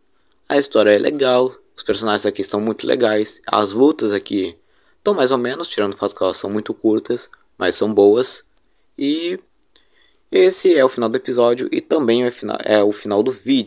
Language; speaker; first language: Portuguese; native; Portuguese